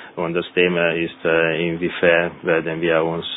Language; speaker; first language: German; non-native, fluent; Italian